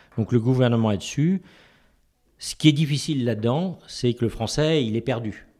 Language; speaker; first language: French; native; French